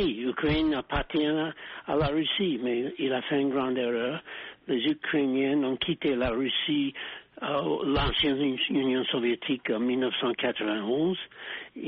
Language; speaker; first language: French; non-native, fluent; English